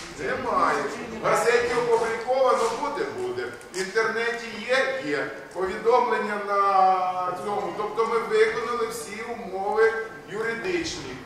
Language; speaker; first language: Ukrainian; native; Ukrainian